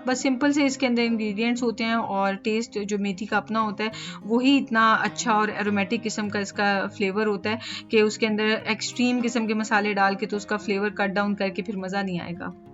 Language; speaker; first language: Urdu; non-native, local second language; Punjabi